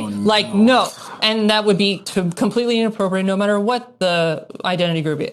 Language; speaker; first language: English; native; English